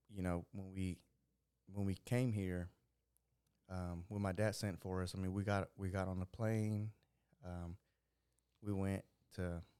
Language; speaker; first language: English; early bilingual, other home language; Spanish